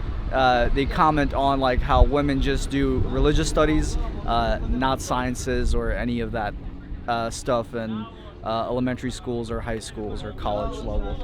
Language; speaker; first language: English; early bilingual, heritage; English